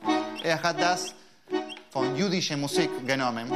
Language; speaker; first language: German; non-native, learner; Spanish